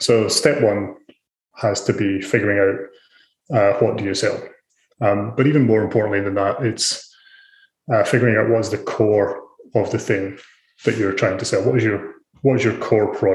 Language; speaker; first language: English; native; English